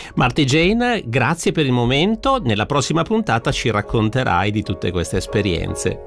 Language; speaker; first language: Italian; native; Italian